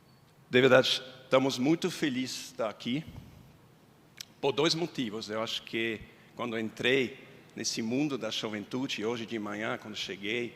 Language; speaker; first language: Portuguese; non-native, fluent; Swiss German